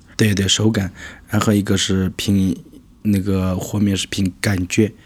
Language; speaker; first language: Chinese; native; Chinese